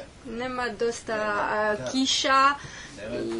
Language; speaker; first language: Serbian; non-native, learner; French